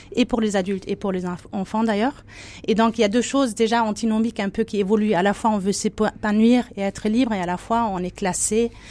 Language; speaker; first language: French; non-native, fluent; German